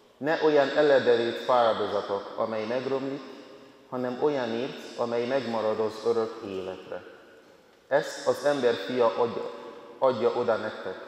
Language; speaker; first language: Hungarian; non-native, fluent; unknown